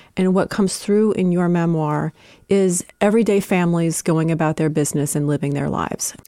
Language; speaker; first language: English; native; English